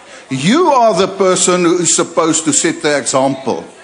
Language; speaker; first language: English; non-native, local second language; Afrikaans